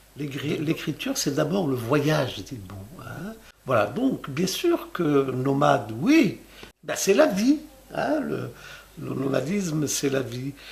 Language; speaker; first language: French; non-native, local second language; Arabic